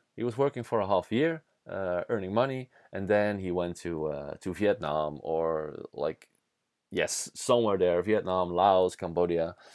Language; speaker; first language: English; non-native, fluent; Dutch